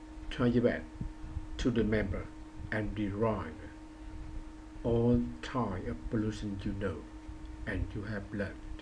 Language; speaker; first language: English; non-native, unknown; Vietnamese